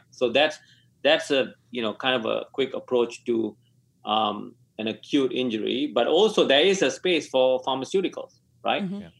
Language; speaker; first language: English; non-native, local second language; Tamil